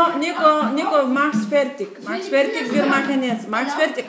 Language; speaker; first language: German; non-native, learner; Bulgarian